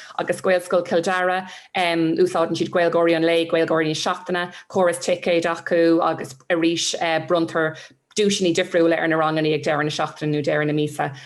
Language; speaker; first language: Irish; non-native, local second language; English